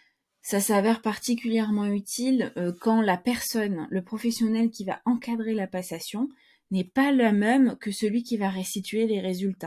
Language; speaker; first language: French; native; French